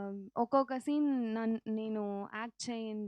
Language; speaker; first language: Telugu; non-native, learner; Tamil